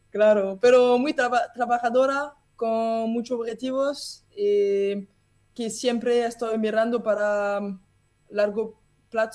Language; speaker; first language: Spanish; non-native, learner; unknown